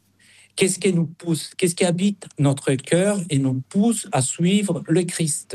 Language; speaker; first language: French; non-native, fluent; Spanish